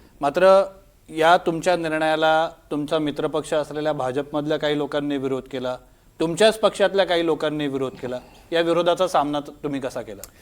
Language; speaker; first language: Marathi; native; Marathi